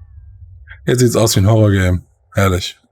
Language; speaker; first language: German; native; German